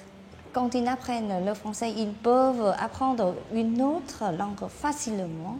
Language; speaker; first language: French; non-native, fluent; Vietnamese